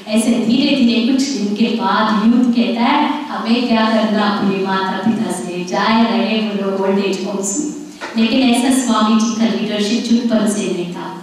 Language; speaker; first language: Hindi; native; Hindi